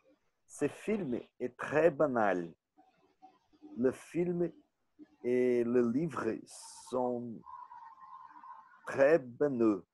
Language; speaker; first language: French; non-native, learner; Portuguese